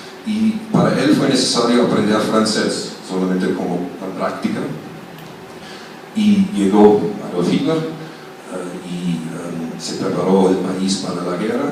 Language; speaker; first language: Spanish; non-native, fluent; German